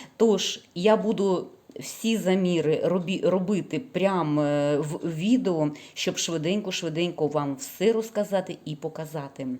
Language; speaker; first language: Ukrainian; non-native, local second language; Russian